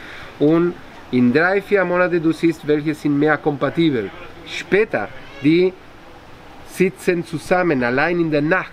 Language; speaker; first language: German; non-native, fluent; Spanish